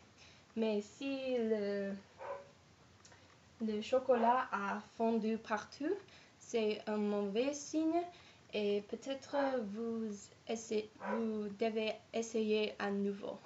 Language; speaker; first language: French; non-native, learner; English